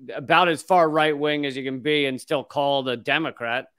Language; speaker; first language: English; native; English